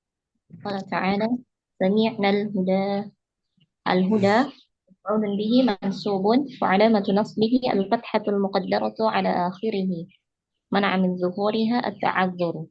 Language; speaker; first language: Arabic; non-native, learner; Indonesian